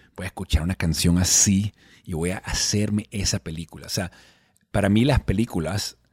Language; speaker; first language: Spanish; native; Spanish